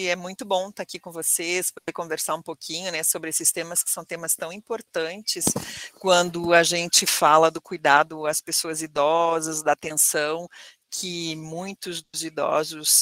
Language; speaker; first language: Portuguese; native; Portuguese